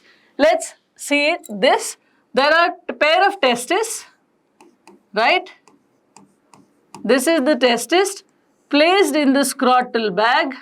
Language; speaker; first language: English; non-native, local second language; Hindi